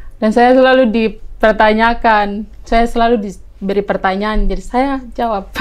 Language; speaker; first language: Indonesian; native; Indonesian